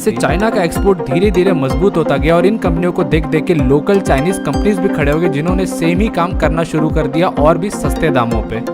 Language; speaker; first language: Hindi; native; Hindi